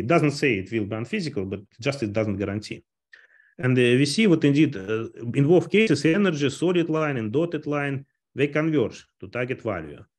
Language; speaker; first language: English; non-native, fluent; Russian